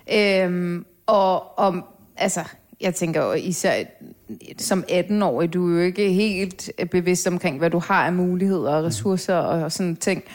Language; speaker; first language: Danish; native; Danish